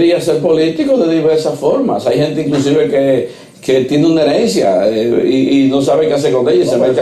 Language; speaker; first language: Spanish; native; Spanish